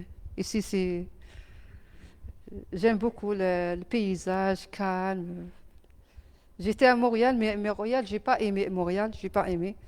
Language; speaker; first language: French; non-native, learner; Arabic